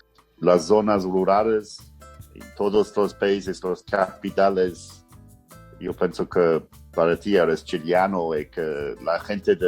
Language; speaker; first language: Spanish; non-native, fluent; English